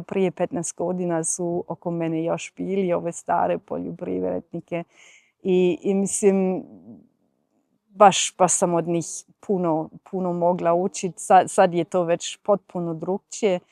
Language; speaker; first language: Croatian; non-native, fluent; German